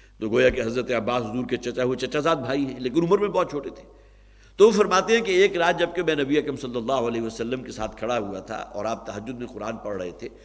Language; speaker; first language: Urdu; native; Urdu